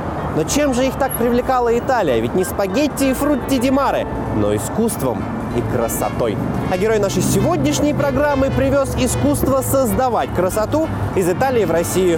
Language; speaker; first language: Russian; native; Russian